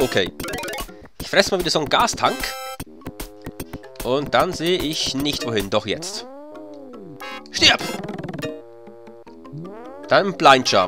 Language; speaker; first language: German; native; German